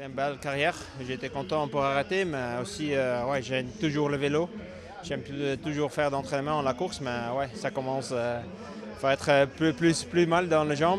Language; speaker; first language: French; non-native, local second language; Dutch